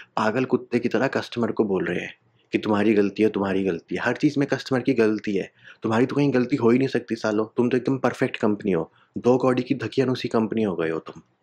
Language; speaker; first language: Hindi; native; Hindi